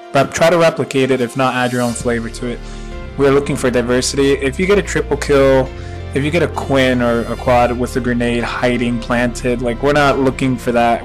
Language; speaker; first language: English; early bilingual, other home language; Spanish